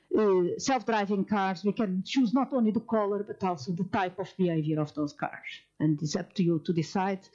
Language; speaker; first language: English; non-native, fluent; Portuguese